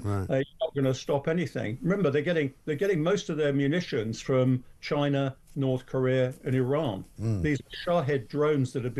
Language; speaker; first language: English; native; English